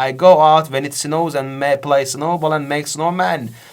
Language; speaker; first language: English; non-native, fluent; Turkish